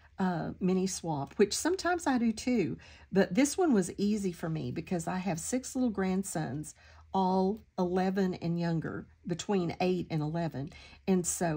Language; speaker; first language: English; native; English